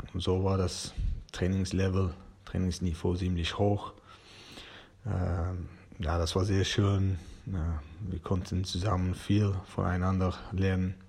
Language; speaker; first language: German; non-native, learner; Persian